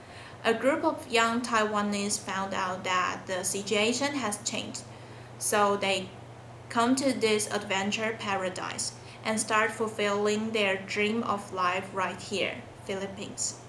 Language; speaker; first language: English; non-native, learner; Chinese